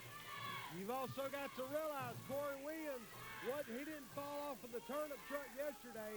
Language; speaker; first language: English; native; English